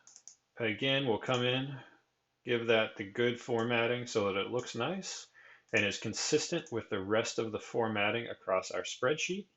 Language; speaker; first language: English; native; English